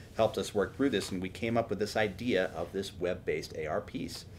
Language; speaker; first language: English; native; English